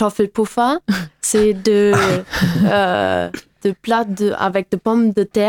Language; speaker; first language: French; non-native, learner; German